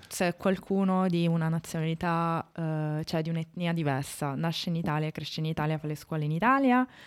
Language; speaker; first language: Italian; native; Italian